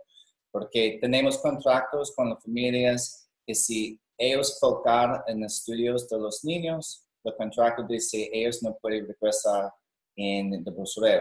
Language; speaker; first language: Spanish; non-native, learner; English